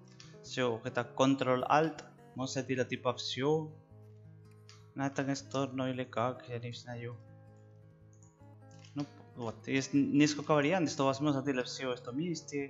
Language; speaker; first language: Russian; non-native, learner; Spanish